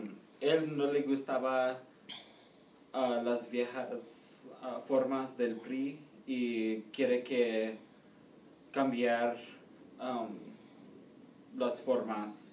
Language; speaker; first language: Spanish; non-native, learner; English